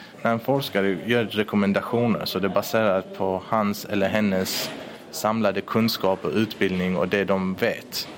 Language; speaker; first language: Swedish; early bilingual, other home language; Persian